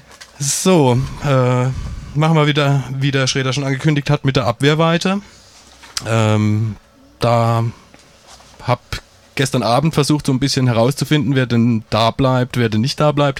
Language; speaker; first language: German; native; German